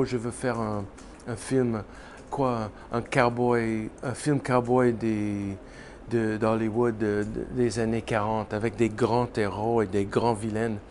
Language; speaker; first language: French; non-native, learner; English